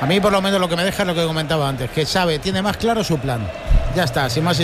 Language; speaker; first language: Spanish; native; Spanish